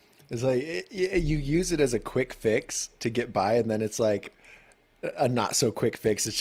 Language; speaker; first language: English; native; English